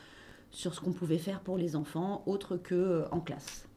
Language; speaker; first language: French; native; French